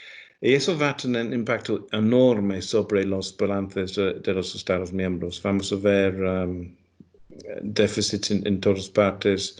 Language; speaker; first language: Spanish; non-native, fluent; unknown